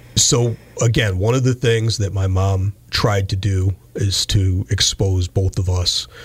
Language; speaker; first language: English; native; English